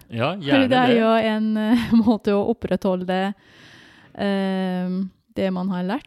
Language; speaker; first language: Norwegian; non-native, fluent; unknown